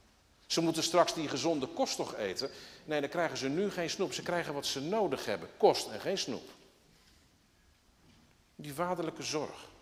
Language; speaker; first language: Dutch; native; Dutch